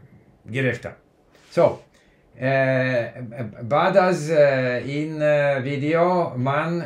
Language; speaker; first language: Persian; non-native, learner; English